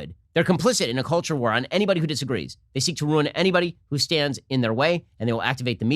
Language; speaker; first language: English; native; English